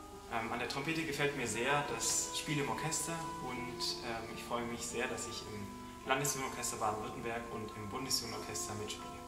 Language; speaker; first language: German; native; German